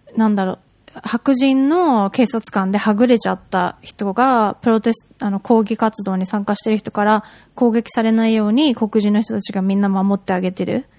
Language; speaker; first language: Japanese; native; Japanese